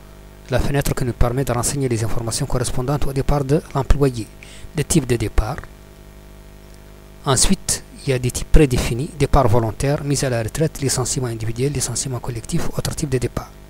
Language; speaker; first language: French; non-native, local second language; Arabic